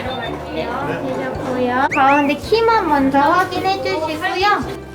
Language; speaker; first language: Korean; native; Korean